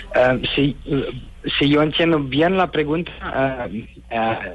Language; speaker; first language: Spanish; non-native, learner; Dutch